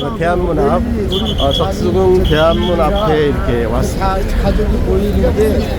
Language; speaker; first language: Korean; native; Korean